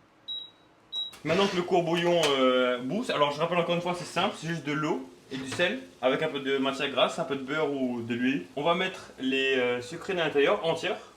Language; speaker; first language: French; native; French